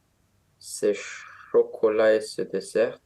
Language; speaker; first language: French; non-native, learner; Romanian